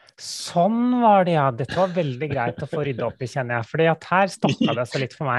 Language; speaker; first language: Norwegian; native; Norwegian